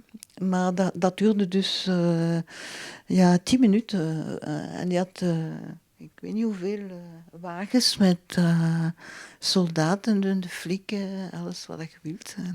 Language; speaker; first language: Dutch; non-native, local second language; French